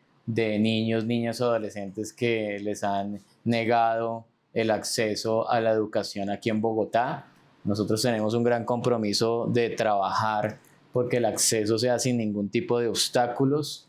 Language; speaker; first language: Spanish; native; Spanish